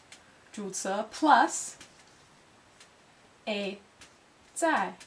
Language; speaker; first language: Chinese; non-native, learner; English